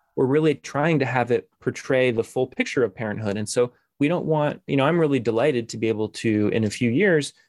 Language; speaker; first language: English; native; English